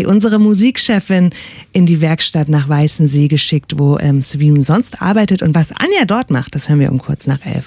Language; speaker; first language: German; native; German